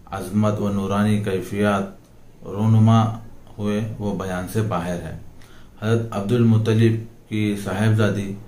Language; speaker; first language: Urdu; native; Urdu